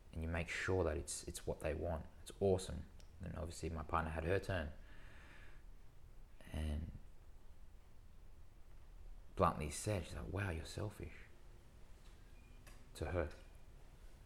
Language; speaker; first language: English; native; English